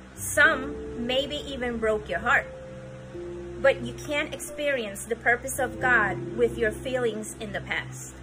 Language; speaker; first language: English; early bilingual, other home language; Spanish